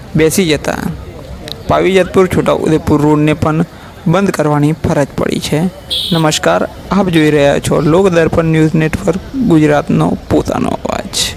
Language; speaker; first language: Gujarati; native; Gujarati